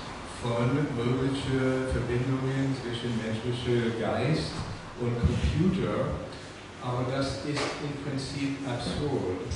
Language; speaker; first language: German; non-native, fluent; English